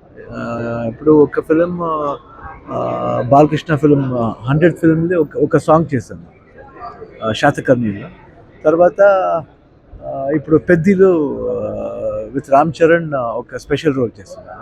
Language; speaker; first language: Telugu; non-native, learner; Kannada